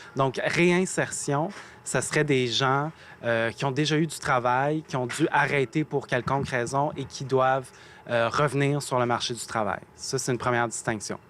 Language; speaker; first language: French; native; French